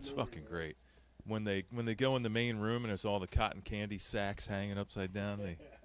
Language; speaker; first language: English; native; English